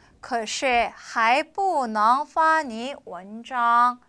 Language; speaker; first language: Chinese; non-native, fluent; Korean